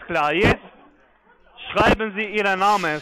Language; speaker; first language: German; non-native, fluent; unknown